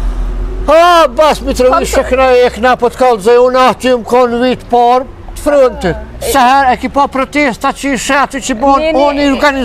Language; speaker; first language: German; non-native, learner; Albanian